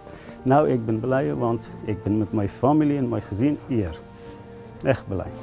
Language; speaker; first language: Dutch; non-native, learner; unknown